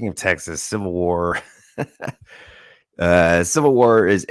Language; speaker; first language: English; native; English